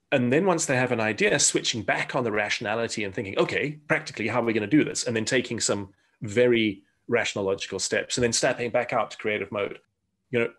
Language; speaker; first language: English; native; English